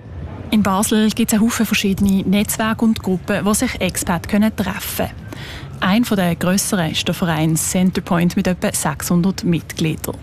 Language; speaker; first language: German; native; German